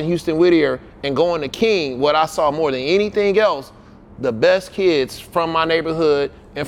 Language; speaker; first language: English; native; English